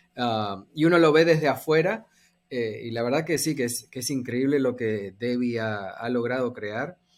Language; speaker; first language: Spanish; native; Spanish